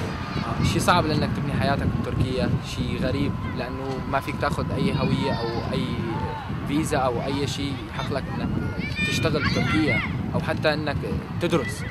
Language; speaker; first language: Arabic; native; Arabic